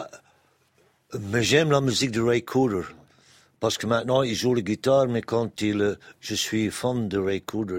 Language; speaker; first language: French; non-native, local second language; Dutch